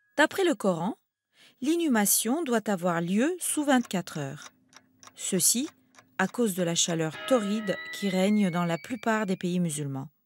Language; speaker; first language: French; non-native, fluent; Turkish